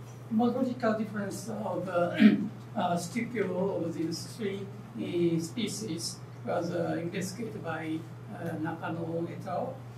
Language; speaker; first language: English; non-native, fluent; Japanese